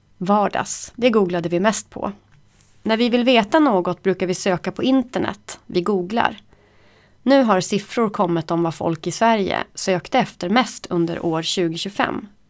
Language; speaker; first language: Swedish; native; Swedish